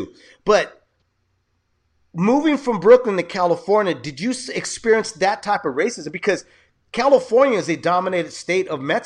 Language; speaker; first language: English; early bilingual, other home language; Spanish